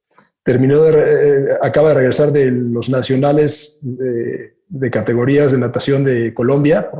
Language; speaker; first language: Spanish; native; Spanish